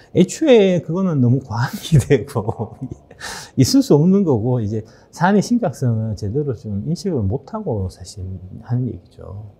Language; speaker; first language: Korean; native; Korean